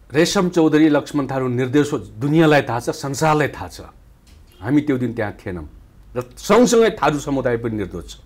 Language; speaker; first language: Nepali; non-native, local second language; Dangaura Tharu